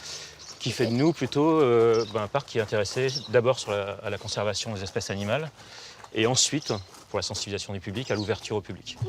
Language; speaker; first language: French; native; French